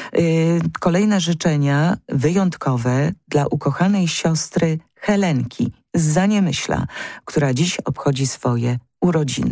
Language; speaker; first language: Polish; native; Polish